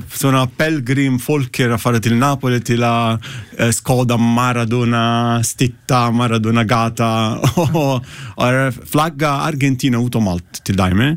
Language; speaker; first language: Icelandic; non-native, learner; Italian